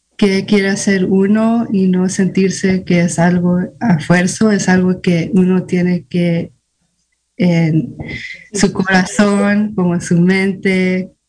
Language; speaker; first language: Spanish; early bilingual, heritage; Spanish